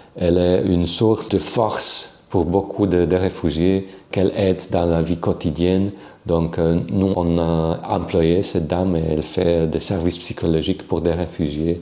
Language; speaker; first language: French; non-native, fluent; Slovak